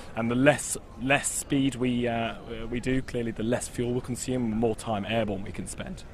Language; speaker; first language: English; native; English